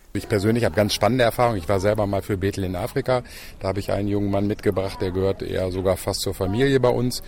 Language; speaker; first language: German; native; German